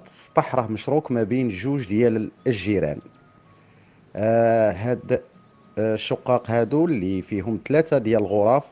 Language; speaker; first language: Arabic; native; Arabic